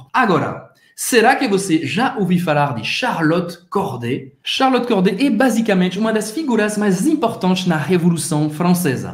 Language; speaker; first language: Portuguese; non-native, fluent; French